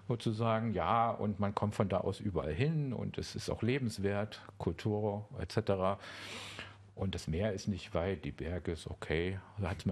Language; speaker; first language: German; native; German